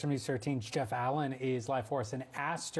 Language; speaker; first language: English; native; English